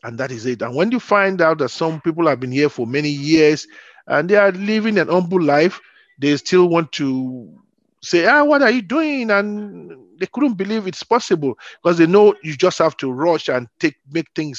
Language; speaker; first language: English; non-native, local second language; Yoruba